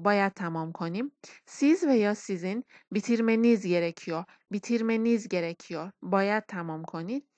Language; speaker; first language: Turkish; non-native, fluent; Persian